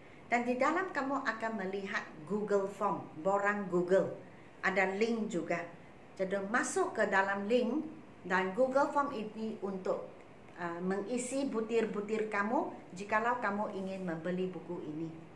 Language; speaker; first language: Malay; non-native, local second language; Chinese